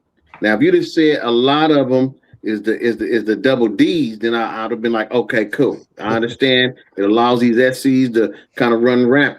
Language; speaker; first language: English; native; English